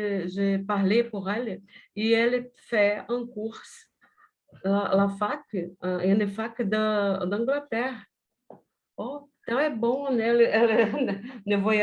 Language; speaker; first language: French; non-native, learner; Portuguese